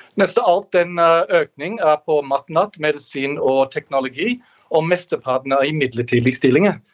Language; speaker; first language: Norwegian; non-native, fluent; English